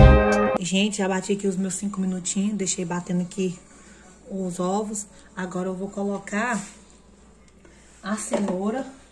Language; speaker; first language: Portuguese; native; Portuguese